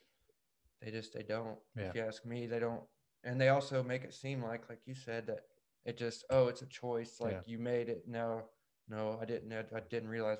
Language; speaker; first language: English; native; English